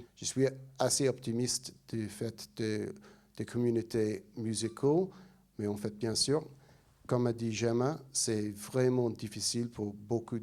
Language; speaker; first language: French; non-native, fluent; English